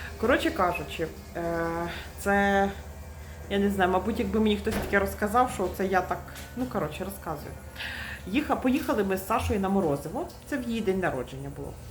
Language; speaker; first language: Ukrainian; native; Ukrainian